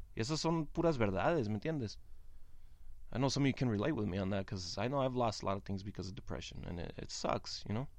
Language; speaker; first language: English; early bilingual, other home language; Spanish